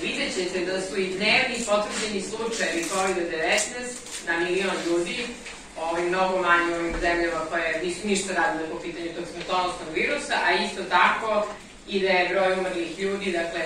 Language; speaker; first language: Serbian; native; Serbian